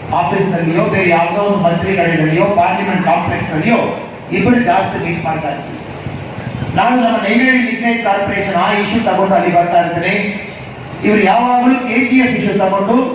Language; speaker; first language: Kannada; non-native, local second language; Tamil